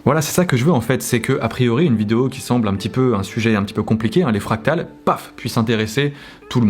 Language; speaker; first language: French; native; French